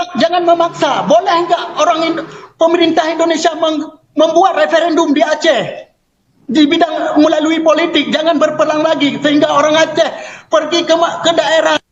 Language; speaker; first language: Indonesian; non-native, local second language; Achinese